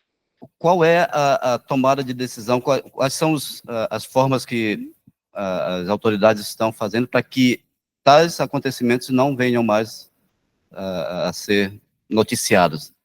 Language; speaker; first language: Portuguese; native; Portuguese